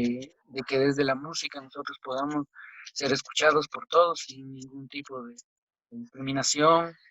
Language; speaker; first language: Spanish; non-native, local second language; Quechua